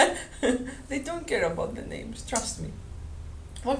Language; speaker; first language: English; non-native, fluent; Greek